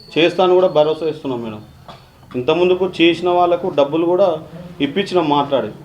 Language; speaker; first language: Telugu; native; Telugu